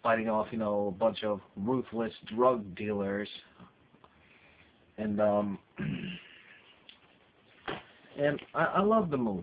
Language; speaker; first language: English; native; English